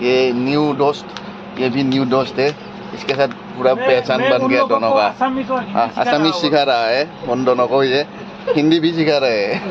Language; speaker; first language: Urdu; non-native, local second language; Assamese